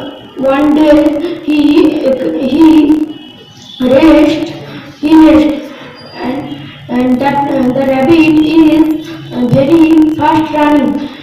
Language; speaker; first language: English; non-native, learner; Bangla